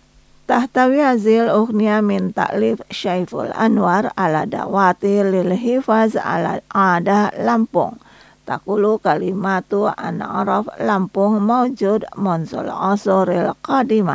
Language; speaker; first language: Arabic; non-native, fluent; Indonesian